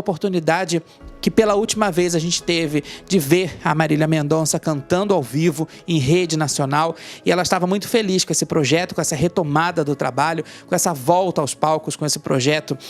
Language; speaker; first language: Portuguese; native; Portuguese